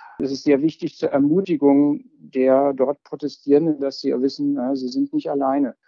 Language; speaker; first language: German; native; German